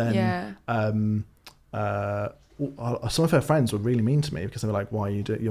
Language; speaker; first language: English; native; English